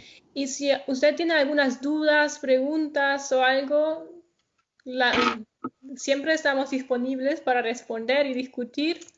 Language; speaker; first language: Spanish; non-native, fluent; German